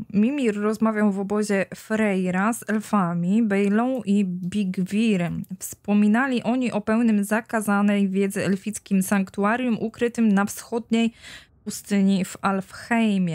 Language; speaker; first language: Polish; native; Polish